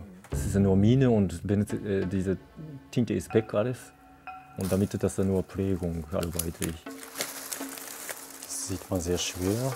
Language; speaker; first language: German; non-native, fluent; Japanese